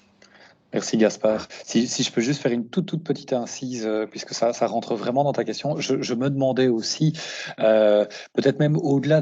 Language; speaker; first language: French; native; French